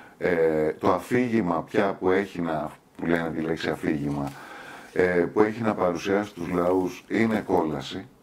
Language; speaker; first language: Greek; native; Greek